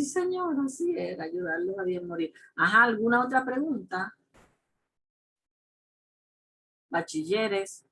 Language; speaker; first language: Spanish; native; Spanish